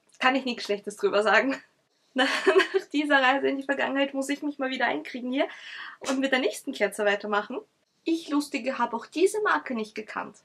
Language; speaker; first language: German; early bilingual, other home language; Russian